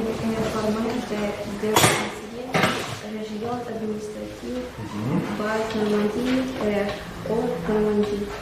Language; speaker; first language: French; non-native, learner; Russian